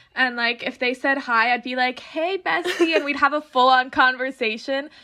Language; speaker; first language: English; native; English